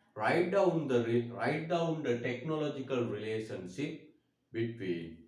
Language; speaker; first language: English; non-native, local second language; Sinhala